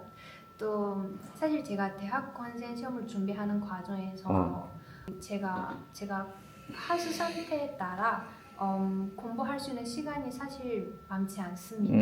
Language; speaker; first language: Korean; non-native, learner; Chinese